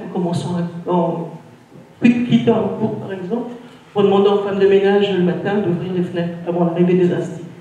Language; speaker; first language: French; native; French